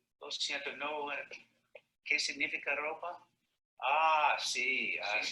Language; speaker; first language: Spanish; non-native, learner; English